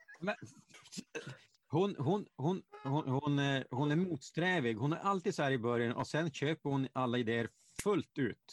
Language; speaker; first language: Swedish; native; Swedish